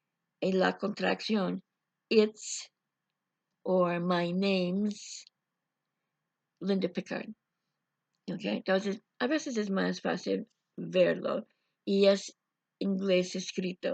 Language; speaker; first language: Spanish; non-native, fluent; English